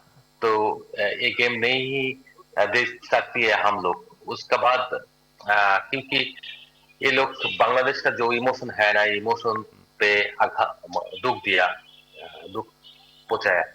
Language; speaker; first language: Hindi; non-native, learner; Bangla